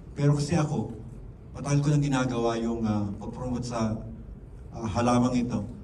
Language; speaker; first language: Filipino; native; Filipino